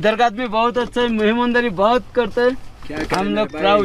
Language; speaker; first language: Hindi; non-native, learner; Bangla